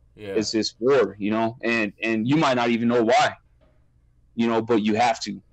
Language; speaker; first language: English; native; English